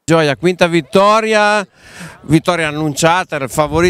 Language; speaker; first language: Italian; native; Italian